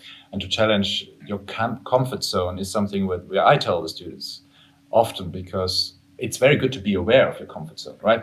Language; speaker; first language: English; non-native, fluent; German